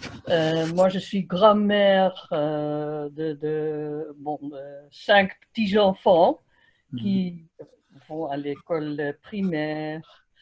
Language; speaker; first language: French; non-native, fluent; Dutch